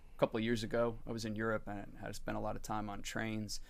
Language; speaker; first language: English; native; English